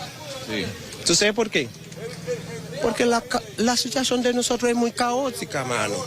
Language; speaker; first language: Spanish; non-native, learner; Haitian Creole